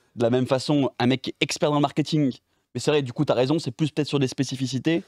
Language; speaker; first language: French; native; French